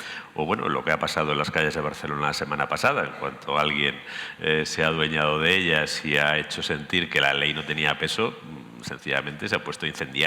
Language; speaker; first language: Spanish; native; Spanish